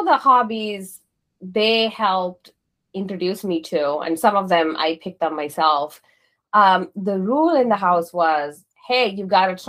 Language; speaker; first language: English; non-native, local second language; Kannada